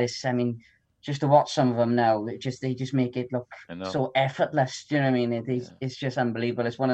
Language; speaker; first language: English; native; English